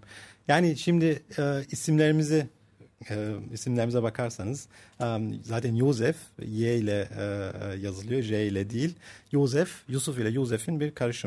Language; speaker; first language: Turkish; early bilingual, heritage; Turkish